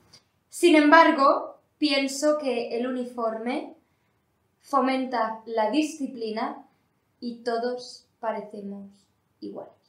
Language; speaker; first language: Spanish; non-native, learner; English